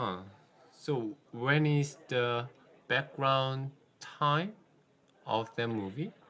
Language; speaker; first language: English; non-native, learner; Korean